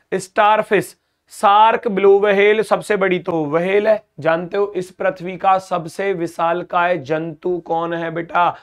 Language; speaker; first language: Hindi; native; Hindi